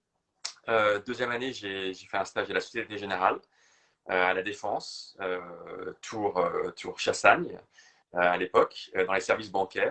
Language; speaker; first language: French; native; French